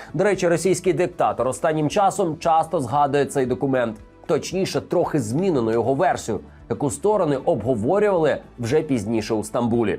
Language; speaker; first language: Ukrainian; native; Ukrainian